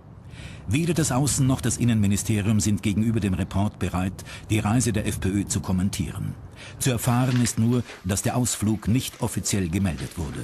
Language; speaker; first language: German; native; German